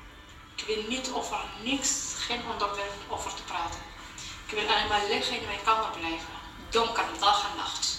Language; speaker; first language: Dutch; non-native, learner; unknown